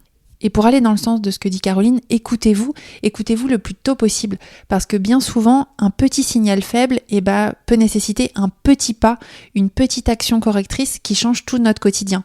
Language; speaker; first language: French; native; French